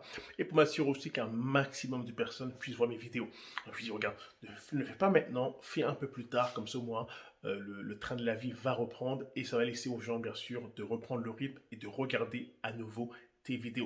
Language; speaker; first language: French; native; French